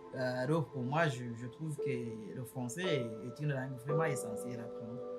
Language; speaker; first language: French; non-native, fluent; Nyankole